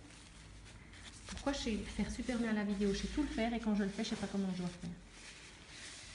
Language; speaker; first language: French; native; French